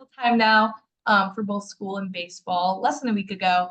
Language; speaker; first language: English; native; English